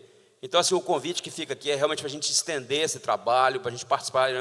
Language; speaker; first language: Portuguese; native; Portuguese